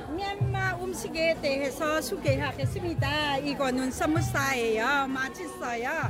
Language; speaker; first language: Korean; non-native, learner; Burmese